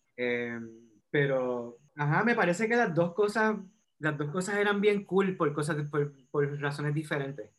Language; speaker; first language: Spanish; native; Spanish